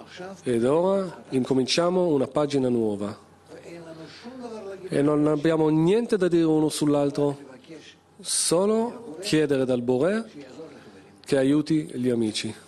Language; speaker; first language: Italian; non-native, fluent; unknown